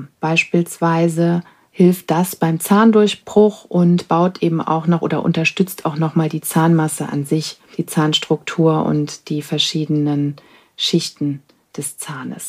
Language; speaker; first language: German; native; German